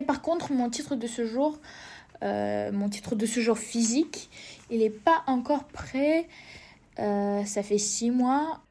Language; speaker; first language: French; non-native, fluent; Russian